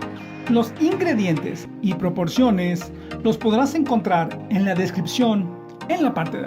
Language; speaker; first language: Spanish; native; Spanish